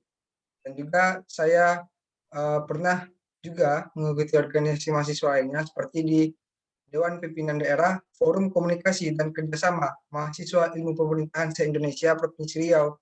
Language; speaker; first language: Indonesian; native; Indonesian